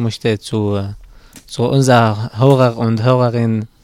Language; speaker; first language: German; non-native, learner; Arabic